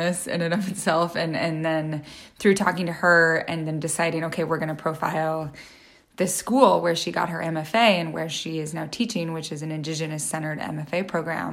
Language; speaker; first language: English; native; English